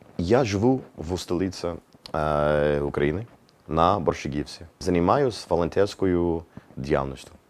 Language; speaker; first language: Ukrainian; non-native, learner; English